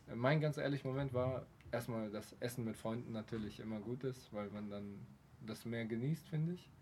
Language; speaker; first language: German; early bilingual, other home language; Polish